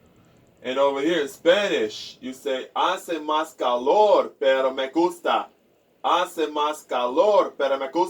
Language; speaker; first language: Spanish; non-native, learner; English